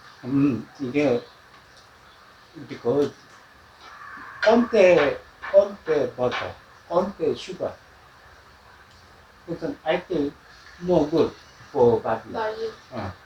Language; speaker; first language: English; non-native, learner; Filipino